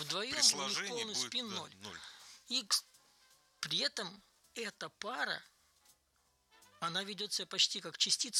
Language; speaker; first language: Russian; native; Russian